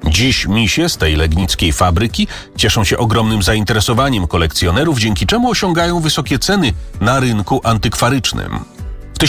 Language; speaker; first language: Polish; native; Polish